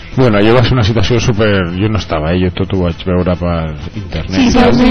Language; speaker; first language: Catalan; native; Catalan